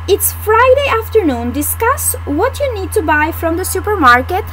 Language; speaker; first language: English; non-native, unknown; Albanian